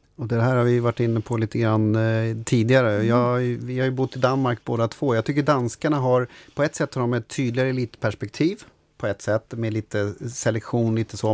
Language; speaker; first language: Swedish; native; Swedish